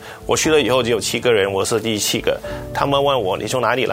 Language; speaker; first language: Chinese; non-native, local second language; Cantonese